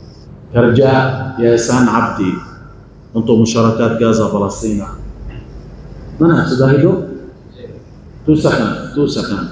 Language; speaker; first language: Indonesian; non-native, fluent; Arabic